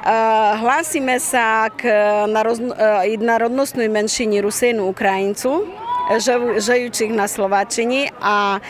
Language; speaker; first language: Slovak; non-native, local second language; Rusyn